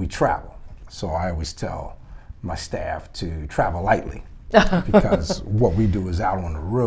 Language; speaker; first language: English; native; English